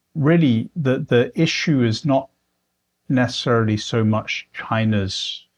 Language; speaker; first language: English; native; English